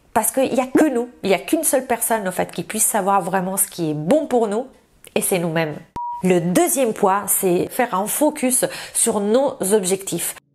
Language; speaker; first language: French; non-native, fluent; Italian